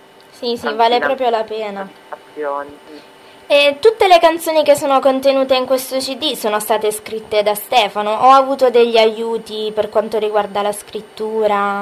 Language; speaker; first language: Italian; native; Italian